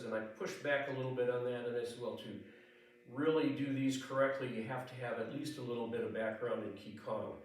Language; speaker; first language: English; native; English